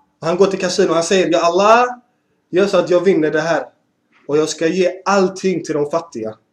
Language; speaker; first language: Swedish; early bilingual, other home language; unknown